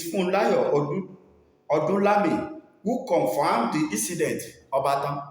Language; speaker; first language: English; non-native, local second language; Yoruba